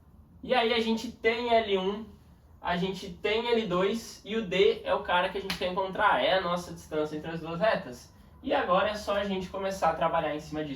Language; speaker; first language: Portuguese; native; Portuguese